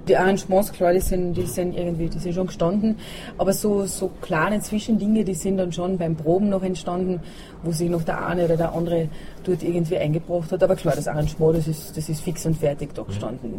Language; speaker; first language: German; native; German